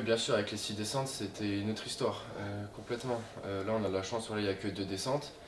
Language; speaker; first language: French; native; French